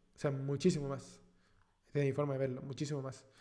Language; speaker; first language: Spanish; native; Spanish